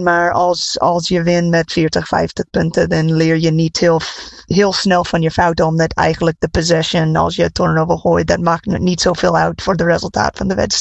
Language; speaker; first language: Dutch; non-native, fluent; English